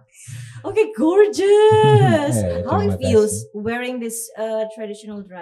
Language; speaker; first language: English; non-native, fluent; Indonesian